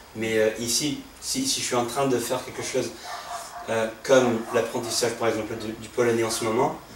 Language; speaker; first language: French; non-native, fluent; English